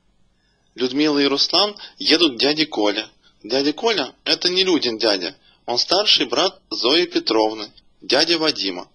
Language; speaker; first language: Russian; native; Russian